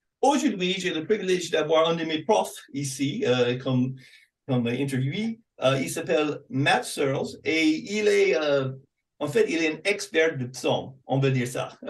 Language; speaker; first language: French; non-native, fluent; English